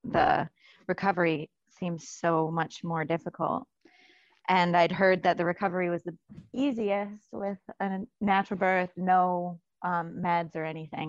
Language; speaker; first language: English; native; English